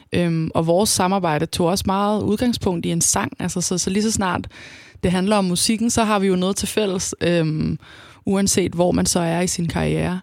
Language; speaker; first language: Danish; native; Danish